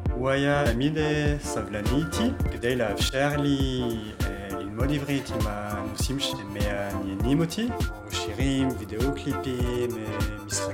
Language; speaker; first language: Hebrew; non-native, learner; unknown